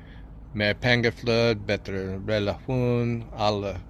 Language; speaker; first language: Swedish; non-native, learner; English